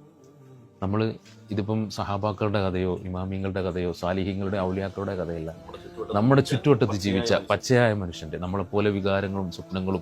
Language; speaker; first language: Malayalam; native; Malayalam